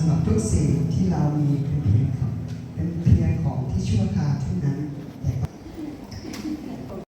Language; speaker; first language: Thai; non-native, local second language; Iu Mien